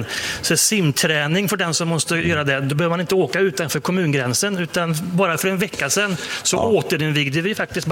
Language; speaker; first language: Swedish; native; Swedish